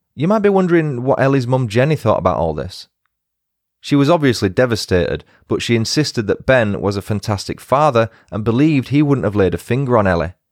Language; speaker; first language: English; native; English